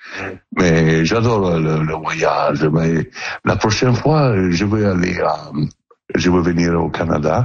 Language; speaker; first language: French; non-native, learner; Italian